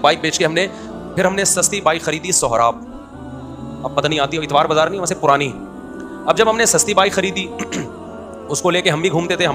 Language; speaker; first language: Urdu; native; Urdu